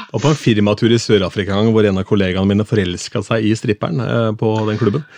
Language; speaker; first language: Norwegian; native; Norwegian